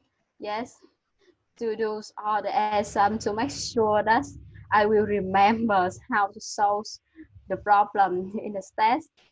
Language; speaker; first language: English; non-native, learner; Vietnamese